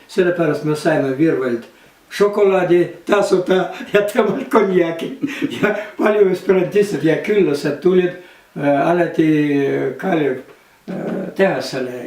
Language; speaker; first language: Estonian; non-native, learner; Russian